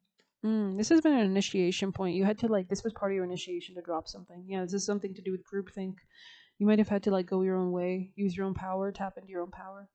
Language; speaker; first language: English; native; English